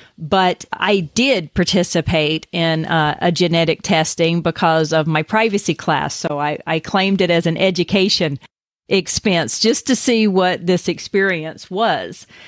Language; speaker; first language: English; native; English